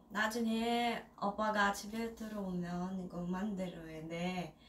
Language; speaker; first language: Korean; non-native, learner; Russian